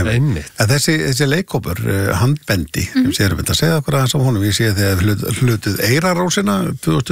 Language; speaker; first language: Icelandic; native; Icelandic